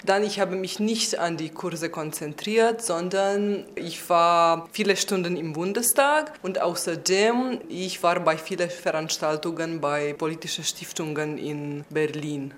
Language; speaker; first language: German; non-native, fluent; Romanian